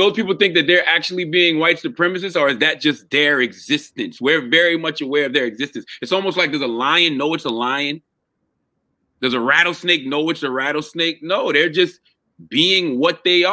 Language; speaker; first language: English; native; English